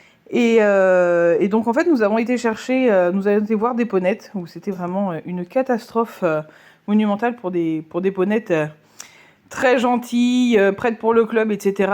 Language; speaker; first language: French; native; French